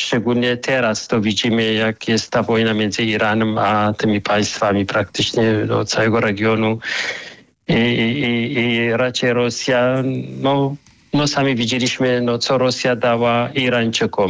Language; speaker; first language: Polish; non-native, fluent; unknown